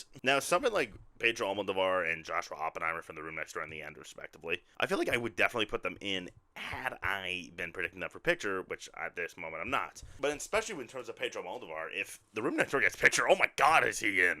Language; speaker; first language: English; native; English